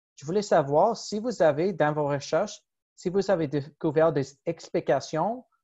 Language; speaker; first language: French; non-native, fluent; English